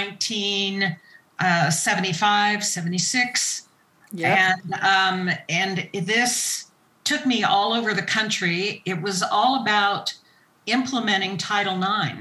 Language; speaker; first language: English; native; English